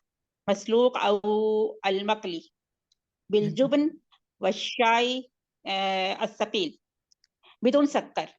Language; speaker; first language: Arabic; non-native, learner; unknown